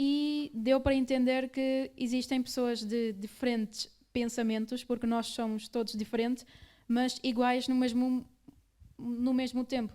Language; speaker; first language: Portuguese; early bilingual, other home language; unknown